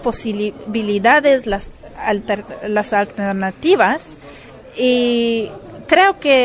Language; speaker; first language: Spanish; non-native, fluent; German